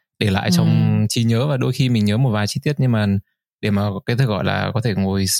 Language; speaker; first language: Vietnamese; native; Vietnamese